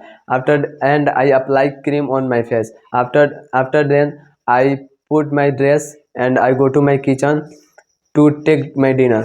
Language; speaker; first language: English; non-native, learner; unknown